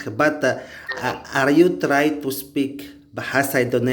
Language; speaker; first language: English; non-native, learner; Indonesian